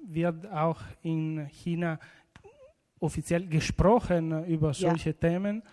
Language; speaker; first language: German; non-native, local second language; Italian